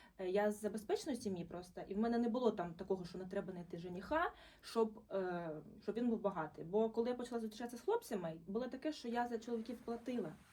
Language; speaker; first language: Ukrainian; non-native, local second language; Russian